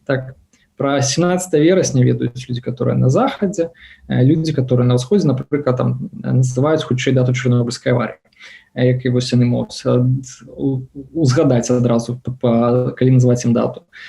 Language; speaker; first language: Belarusian; non-native, local second language; Russian